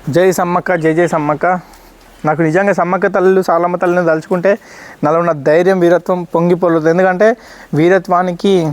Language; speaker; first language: Telugu; native; Telugu